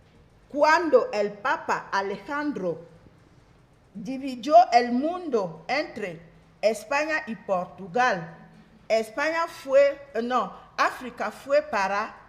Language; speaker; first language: Spanish; non-native, fluent; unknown